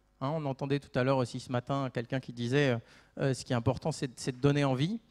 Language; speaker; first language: French; native; French